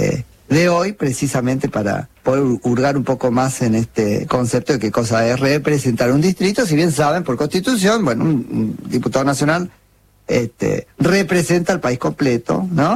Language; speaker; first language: Spanish; native; Spanish